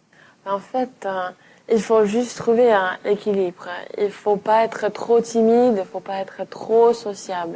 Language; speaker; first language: French; non-native, fluent; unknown